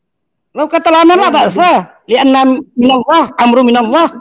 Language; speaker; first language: Arabic; non-native, learner; Indonesian